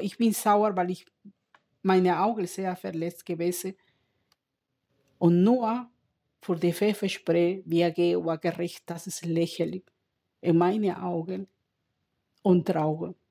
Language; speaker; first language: German; non-native, learner; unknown